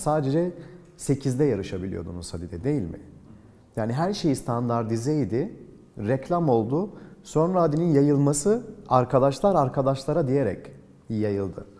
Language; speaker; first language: Turkish; native; Turkish